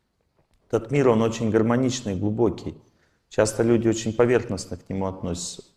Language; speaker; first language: Russian; native; Russian